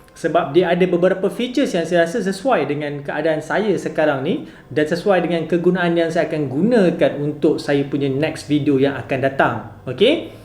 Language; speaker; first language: Malay; native; Malay